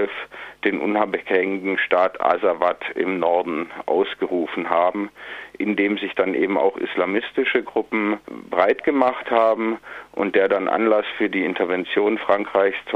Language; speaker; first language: German; native; German